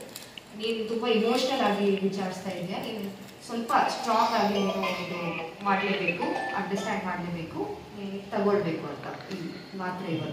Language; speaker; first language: Kannada; non-native, local second language; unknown